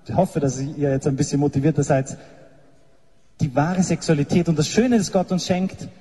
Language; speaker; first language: German; native; German